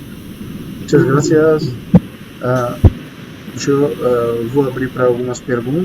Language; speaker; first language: Spanish; non-native, fluent; Portuguese